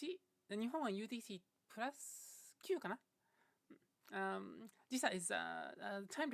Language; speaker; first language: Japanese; non-native, fluent; English